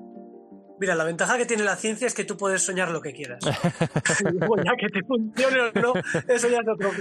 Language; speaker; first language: Spanish; native; Spanish